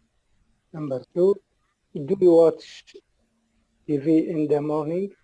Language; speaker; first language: English; non-native, learner; Arabic